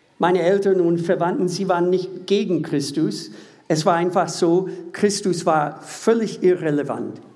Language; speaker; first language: German; non-native, fluent; English